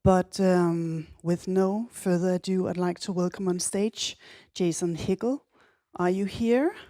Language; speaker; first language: English; non-native, fluent; Danish